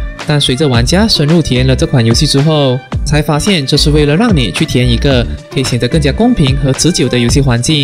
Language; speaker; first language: Chinese; native; Chinese